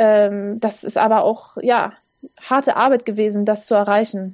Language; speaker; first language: German; native; German